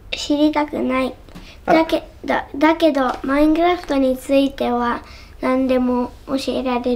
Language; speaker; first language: Japanese; native; Japanese